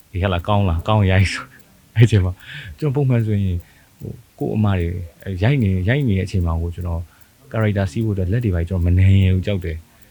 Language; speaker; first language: Burmese; native; Burmese